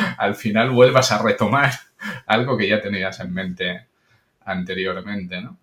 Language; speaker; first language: Spanish; non-native, local second language; Catalan